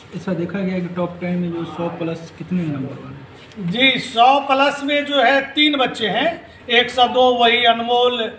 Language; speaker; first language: Hindi; native; Hindi